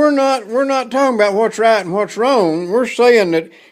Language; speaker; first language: English; native; English